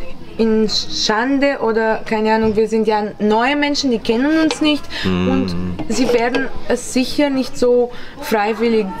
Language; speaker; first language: German; non-native, fluent; Romanian